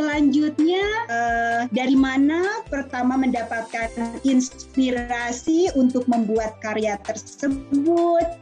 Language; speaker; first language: Indonesian; native; Indonesian